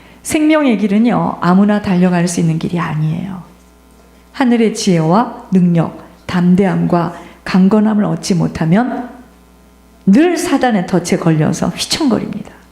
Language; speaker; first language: Korean; native; Korean